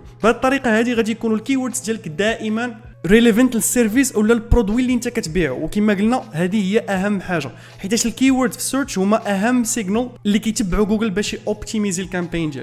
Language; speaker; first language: Arabic; native; Arabic